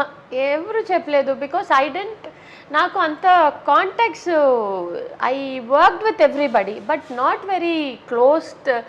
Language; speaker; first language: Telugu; non-native, local second language; Tamil